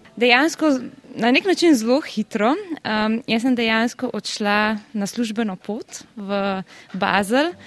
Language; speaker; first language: Slovenian; native; Slovenian